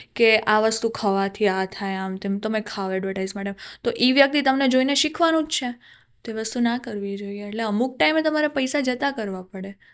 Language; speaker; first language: Gujarati; native; Gujarati